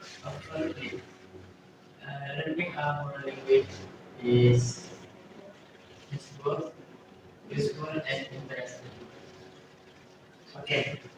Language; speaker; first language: English; non-native, learner; Indonesian